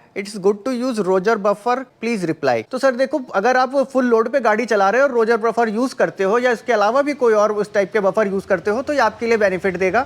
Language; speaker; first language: Hindi; native; Hindi